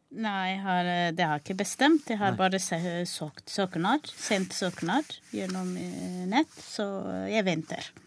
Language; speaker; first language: Norwegian; non-native, learner; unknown